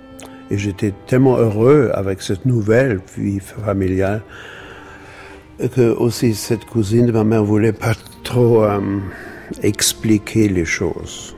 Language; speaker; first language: French; non-native, fluent; German